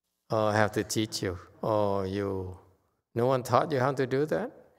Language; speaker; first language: English; non-native, fluent; Vietnamese